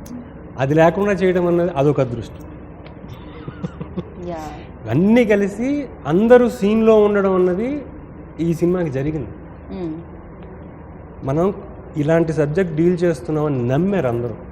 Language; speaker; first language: Telugu; native; Telugu